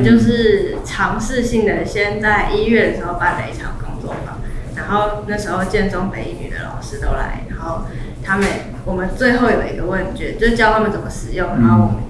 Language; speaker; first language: Chinese; native; Chinese